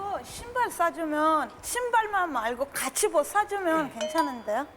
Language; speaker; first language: Korean; non-native, fluent; Russian